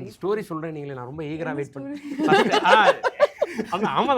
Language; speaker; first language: Tamil; native; Tamil